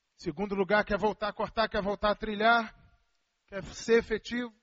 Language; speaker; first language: Portuguese; native; Portuguese